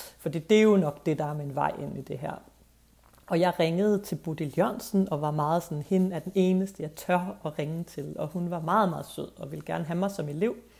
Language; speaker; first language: Danish; native; Danish